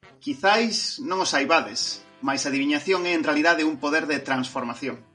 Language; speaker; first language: Galician; non-native, local second language; Spanish